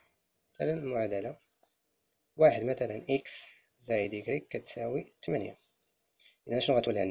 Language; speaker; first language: Arabic; native; Arabic